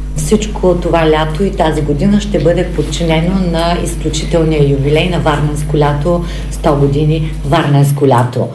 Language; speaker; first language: Bulgarian; native; Bulgarian